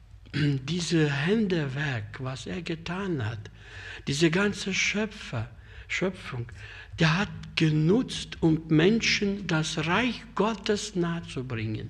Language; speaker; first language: German; non-native, fluent; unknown